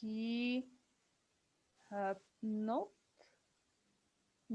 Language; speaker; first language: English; non-native, learner; Spanish